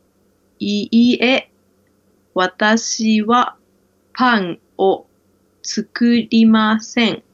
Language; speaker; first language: Japanese; non-native, learner; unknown